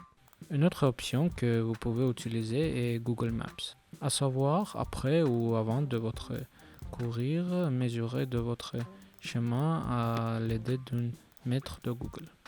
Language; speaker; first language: French; non-native, learner; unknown